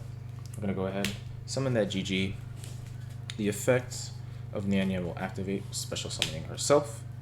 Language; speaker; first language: English; native; English